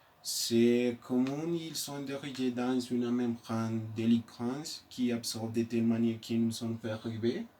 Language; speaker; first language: French; non-native, learner; Spanish